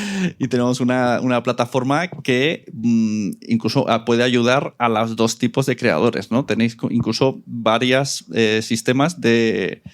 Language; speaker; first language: Spanish; native; Spanish